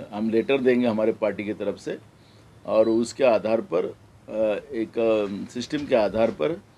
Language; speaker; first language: Hindi; non-native, local second language; Marathi